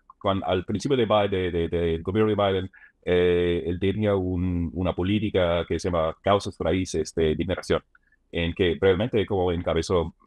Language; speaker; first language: Spanish; non-native, fluent; English